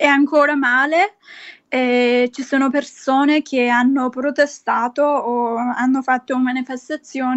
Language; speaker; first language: Italian; non-native, fluent; Persian